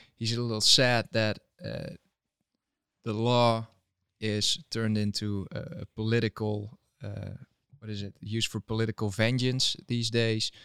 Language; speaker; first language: English; non-native, fluent; Dutch